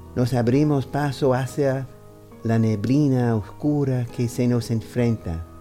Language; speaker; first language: Spanish; non-native, fluent; English